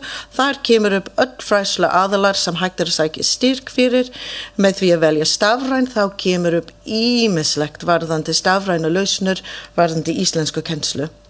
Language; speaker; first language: Icelandic; non-native, fluent; English